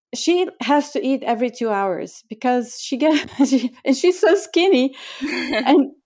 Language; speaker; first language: English; non-native, fluent; Bulgarian